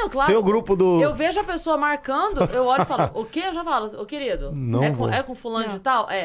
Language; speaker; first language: Portuguese; native; Portuguese